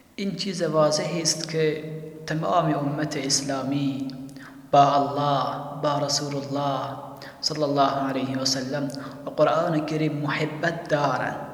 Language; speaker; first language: Persian; native; Persian